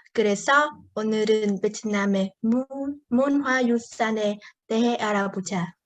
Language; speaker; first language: Korean; non-native, learner; Vietnamese